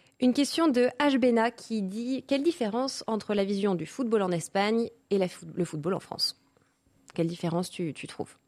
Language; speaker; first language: French; native; French